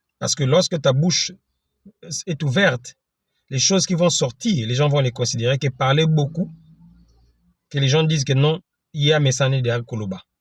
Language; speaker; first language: French; non-native, local second language; Lingala